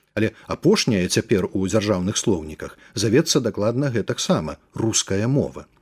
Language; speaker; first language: Belarusian; native; Belarusian